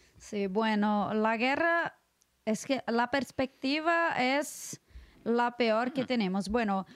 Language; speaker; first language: Spanish; non-native, fluent; Portuguese